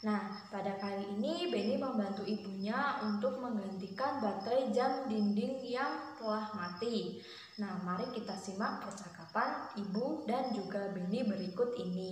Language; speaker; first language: Indonesian; native; Indonesian